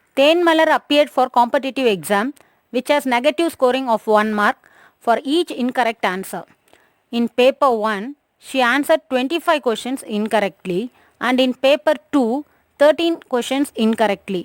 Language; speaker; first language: English; non-native, local second language; Tamil